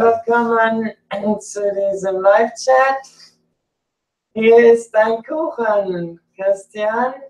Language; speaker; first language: German; early bilingual, other home language; English